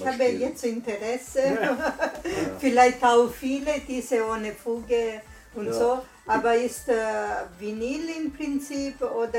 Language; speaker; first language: German; non-native, learner; Italian